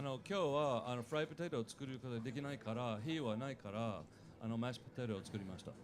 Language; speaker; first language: Japanese; non-native, learner; English